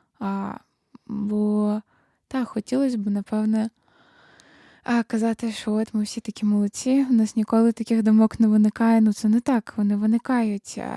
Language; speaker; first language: Ukrainian; native; Ukrainian